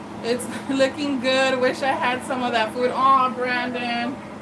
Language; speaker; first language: English; native; English